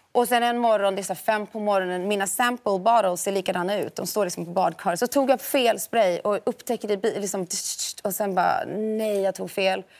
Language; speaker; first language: Swedish; native; Swedish